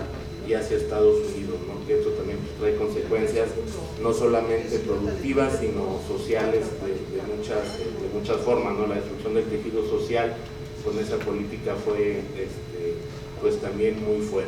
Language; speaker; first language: Spanish; native; Spanish